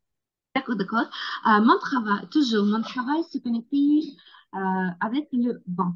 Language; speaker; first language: French; non-native, learner; Ukrainian